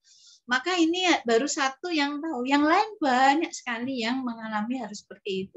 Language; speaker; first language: Indonesian; native; Indonesian